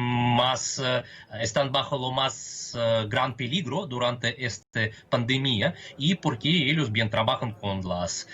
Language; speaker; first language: Spanish; non-native, fluent; Russian